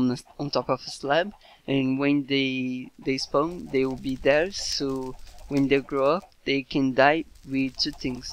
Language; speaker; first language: English; non-native, fluent; Portuguese